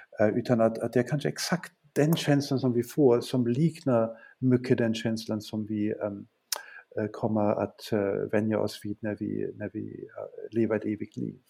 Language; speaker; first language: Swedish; non-native, fluent; German